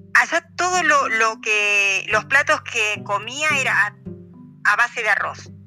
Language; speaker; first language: Spanish; native; Spanish